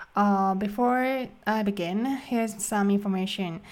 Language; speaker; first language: English; non-native, fluent; Japanese